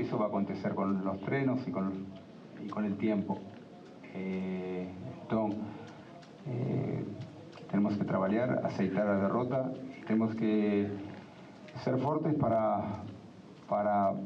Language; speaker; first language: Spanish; non-native, fluent; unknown